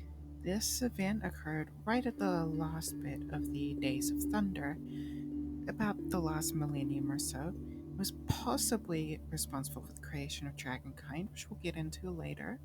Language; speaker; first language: English; native; English